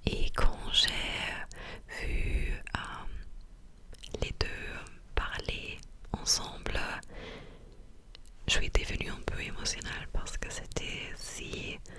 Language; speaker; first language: French; non-native, fluent; German